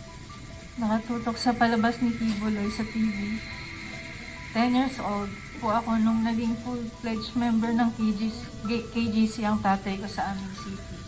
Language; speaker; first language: Filipino; native; Filipino